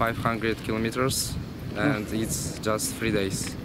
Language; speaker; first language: English; non-native, learner; Russian